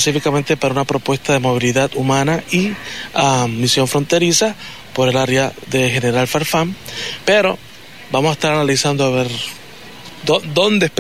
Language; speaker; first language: Spanish; native; Spanish